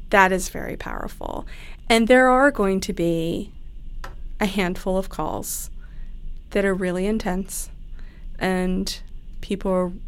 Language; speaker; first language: English; native; English